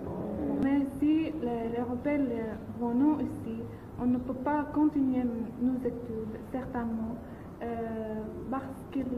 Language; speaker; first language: French; non-native, learner; Arabic